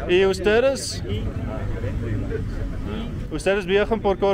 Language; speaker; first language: Spanish; non-native, learner; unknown